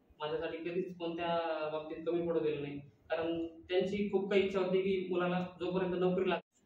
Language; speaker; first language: Marathi; non-native, local second language; Lambadi